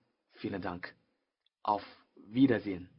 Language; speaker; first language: German; non-native, learner; Chinese